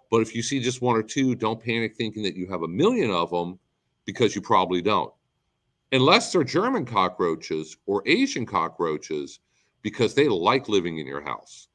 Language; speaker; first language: English; native; English